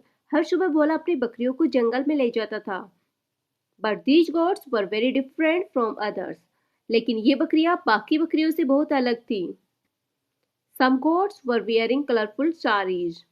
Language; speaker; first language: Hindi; native; Hindi